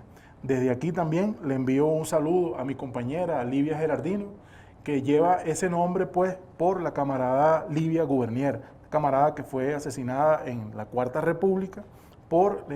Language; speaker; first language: Spanish; native; Spanish